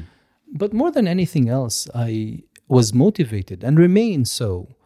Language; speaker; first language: English; non-native, fluent; Hebrew